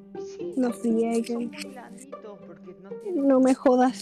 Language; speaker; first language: Spanish; native; Spanish